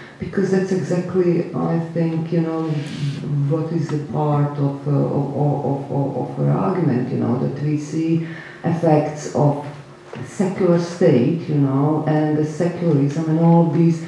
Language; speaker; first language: English; non-native, fluent; Croatian